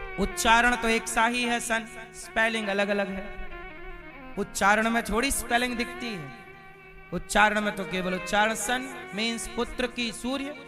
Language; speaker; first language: Hindi; native; Hindi